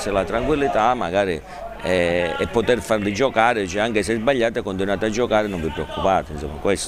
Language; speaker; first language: Italian; native; Italian